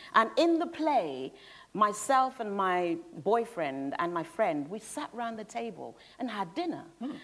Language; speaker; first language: English; native; English